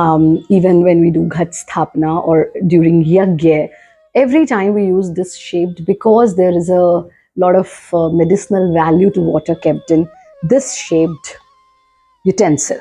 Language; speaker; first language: English; non-native, local second language; Hindi